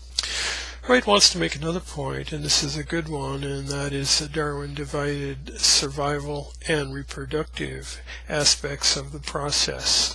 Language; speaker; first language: English; native; English